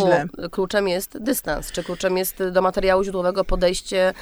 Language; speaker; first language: Polish; native; Polish